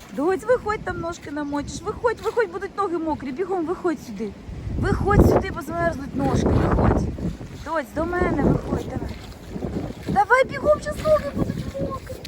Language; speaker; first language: Ukrainian; non-native, local second language; Russian